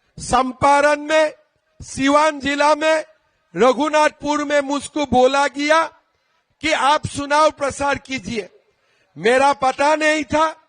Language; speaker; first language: Hindi; non-native, local second language; Assamese